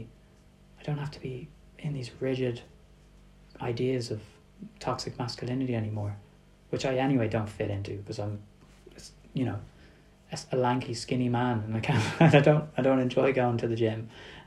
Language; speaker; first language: English; native; English